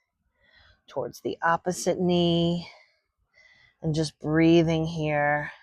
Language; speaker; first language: English; native; English